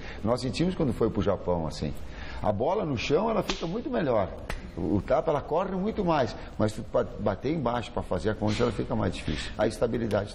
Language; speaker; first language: Portuguese; native; Portuguese